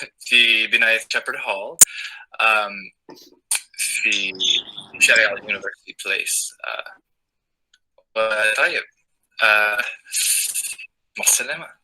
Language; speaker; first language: Arabic; non-native, learner; English